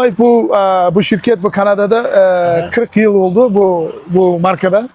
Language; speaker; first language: Turkish; non-native, learner; Uyghur